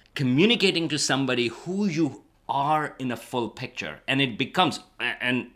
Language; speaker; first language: English; non-native, local second language; Urdu